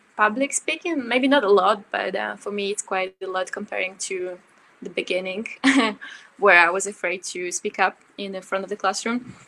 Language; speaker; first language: English; early bilingual, other home language; Ukrainian